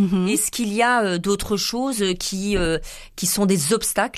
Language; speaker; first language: French; native; French